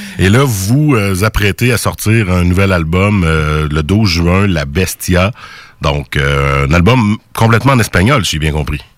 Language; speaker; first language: French; native; French